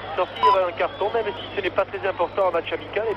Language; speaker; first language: French; native; French